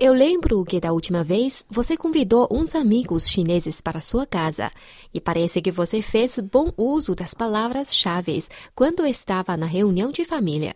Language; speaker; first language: Portuguese; non-native, fluent; Chinese